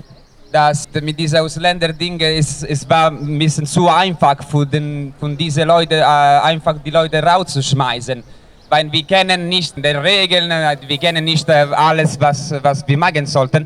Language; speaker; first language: German; non-native, learner; Italian